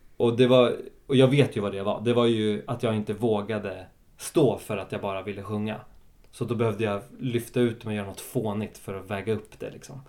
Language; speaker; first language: Swedish; early bilingual, other home language; Spanish